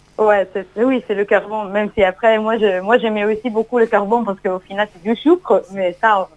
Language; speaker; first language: French; non-native, fluent; Italian